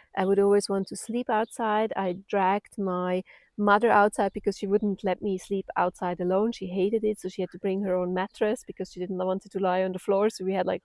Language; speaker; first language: English; non-native, fluent; German